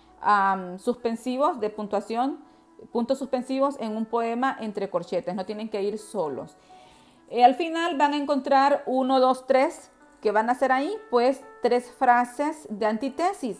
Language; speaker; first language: Spanish; native; Spanish